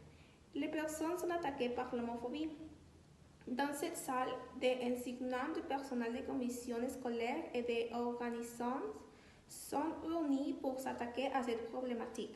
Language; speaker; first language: French; non-native, learner; Spanish